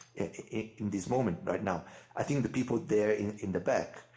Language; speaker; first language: English; non-native, fluent; Italian